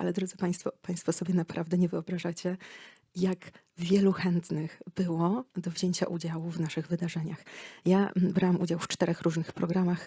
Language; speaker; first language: Polish; native; Polish